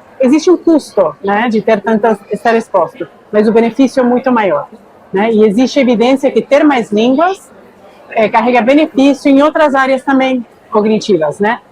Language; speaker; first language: Portuguese; non-native, fluent; Spanish